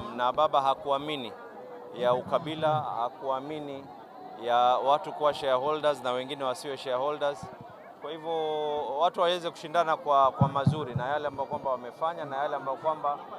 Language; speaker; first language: Swahili; native; Swahili